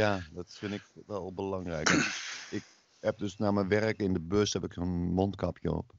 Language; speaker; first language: Dutch; native; Dutch